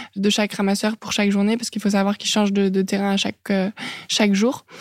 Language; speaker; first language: French; native; French